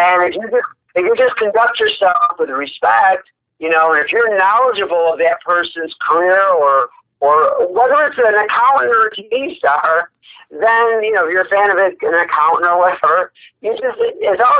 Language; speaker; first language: English; native; English